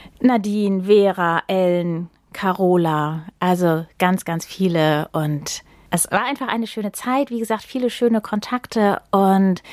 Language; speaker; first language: German; native; German